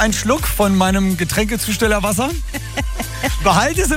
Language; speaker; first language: German; native; German